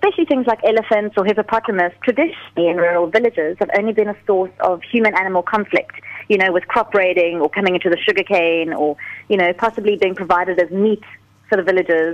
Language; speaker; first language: English; native; English